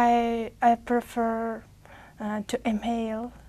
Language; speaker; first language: English; non-native, learner; Uzbek